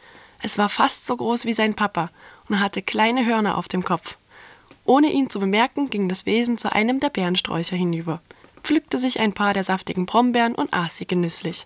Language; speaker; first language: German; native; German